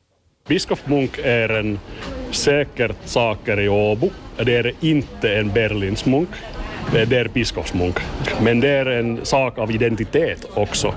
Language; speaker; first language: Swedish; non-native, local second language; Finnish